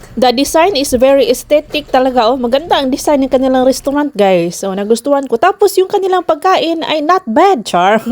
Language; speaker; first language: Filipino; non-native, local second language; Cebuano